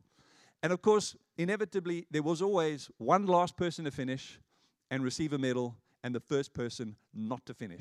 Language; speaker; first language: English; native; English